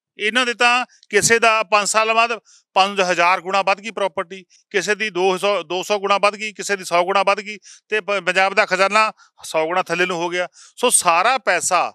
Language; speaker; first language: Punjabi; native; Punjabi